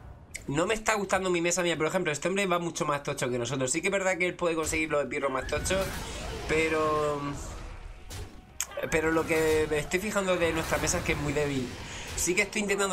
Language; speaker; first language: Spanish; native; Spanish